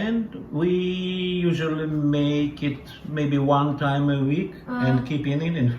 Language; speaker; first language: English; non-native, learner; Russian